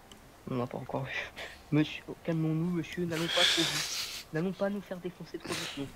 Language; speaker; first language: French; native; French